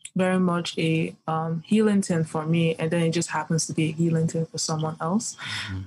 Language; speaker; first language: English; early bilingual, other home language; Yoruba